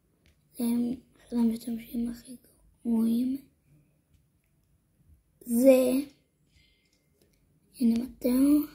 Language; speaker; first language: Hebrew; native; Hebrew